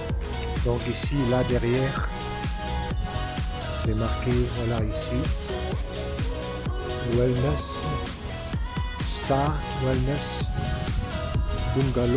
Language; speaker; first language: French; non-native, fluent; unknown